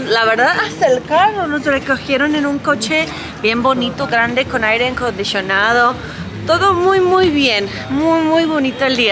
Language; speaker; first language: Spanish; non-native, fluent; English